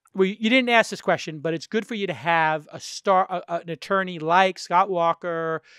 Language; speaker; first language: English; native; English